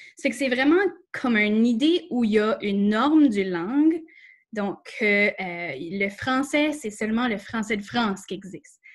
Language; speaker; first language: French; native; French